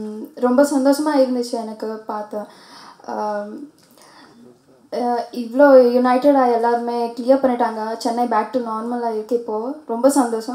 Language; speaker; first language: Tamil; non-native, fluent; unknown